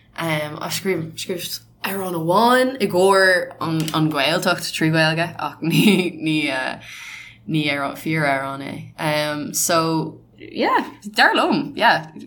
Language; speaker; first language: Irish; non-native, local second language; English